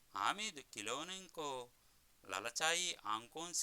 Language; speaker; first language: Hindi; non-native, local second language; Telugu